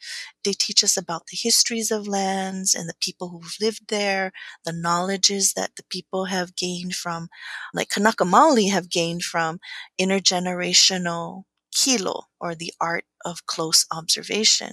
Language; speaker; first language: English; native; English